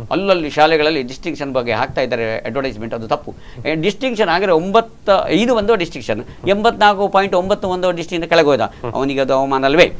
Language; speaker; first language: Kannada; non-native, local second language; Marathi